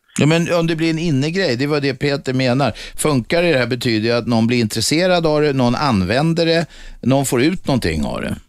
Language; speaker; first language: Swedish; native; Swedish